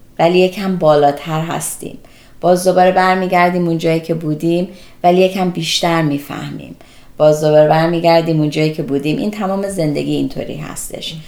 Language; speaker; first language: Persian; early bilingual, heritage; Persian